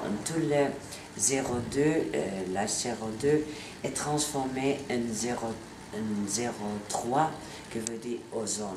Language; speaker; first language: French; non-native, learner; Italian